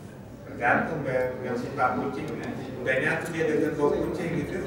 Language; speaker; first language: Indonesian; native; Indonesian